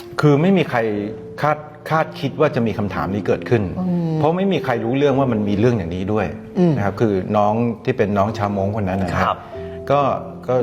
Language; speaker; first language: Thai; native; Thai